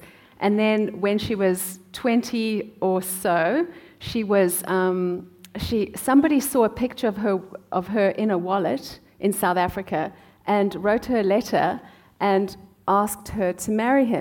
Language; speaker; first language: English; native; English